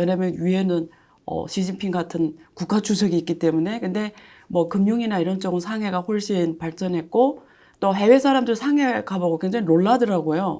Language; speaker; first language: Korean; native; Korean